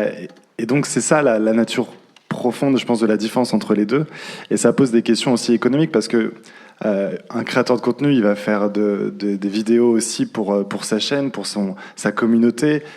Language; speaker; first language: French; native; French